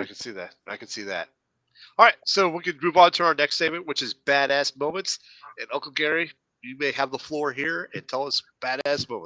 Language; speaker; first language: English; native; English